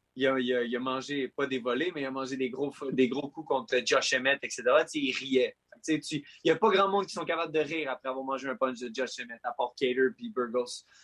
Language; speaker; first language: French; native; French